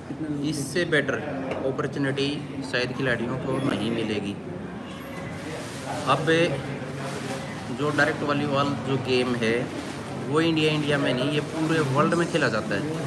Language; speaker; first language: Hindi; native; Hindi